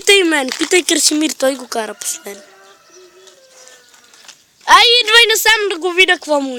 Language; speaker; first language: Bulgarian; native; Bulgarian